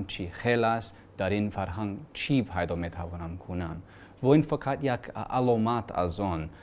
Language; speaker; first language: Persian; non-native, learner; English